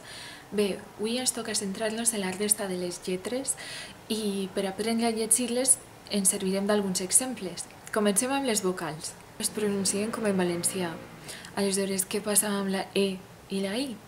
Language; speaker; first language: Catalan; non-native, fluent; Romanian